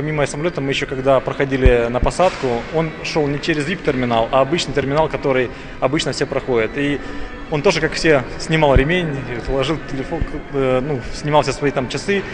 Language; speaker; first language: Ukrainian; non-native, local second language; Russian